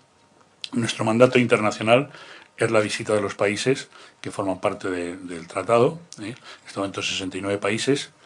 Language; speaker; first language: Spanish; native; Spanish